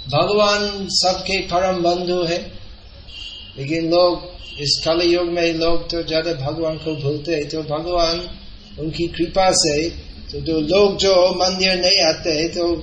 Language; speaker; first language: Hindi; non-native, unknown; English